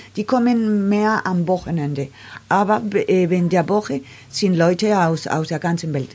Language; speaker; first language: German; non-native, learner; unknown